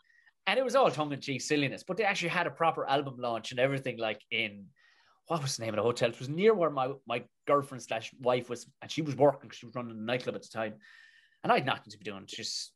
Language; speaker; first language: English; native; English